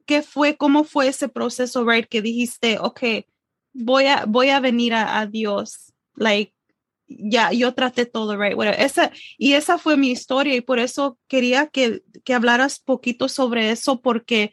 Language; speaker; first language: Spanish; early bilingual, heritage; English